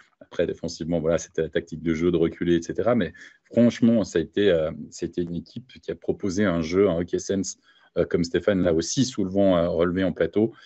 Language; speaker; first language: French; native; French